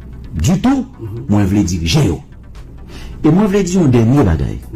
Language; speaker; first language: French; non-native, local second language; Haitian Creole